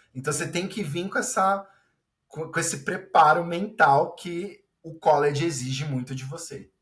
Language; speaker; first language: Portuguese; native; Portuguese